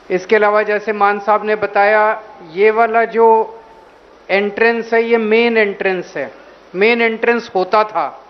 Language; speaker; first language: Hindi; native; Hindi